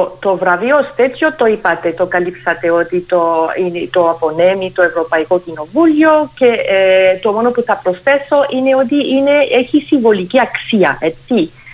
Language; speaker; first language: Greek; non-native, fluent; French